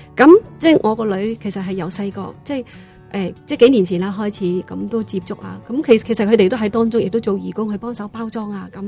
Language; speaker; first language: Cantonese; non-native, fluent; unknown